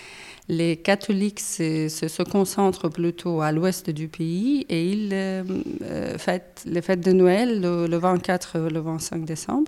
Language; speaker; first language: French; non-native, fluent; Ukrainian